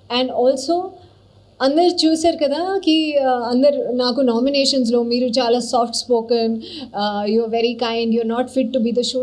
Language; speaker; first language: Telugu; non-native, learner; Hindi